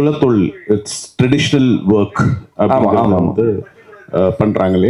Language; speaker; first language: Tamil; native; Tamil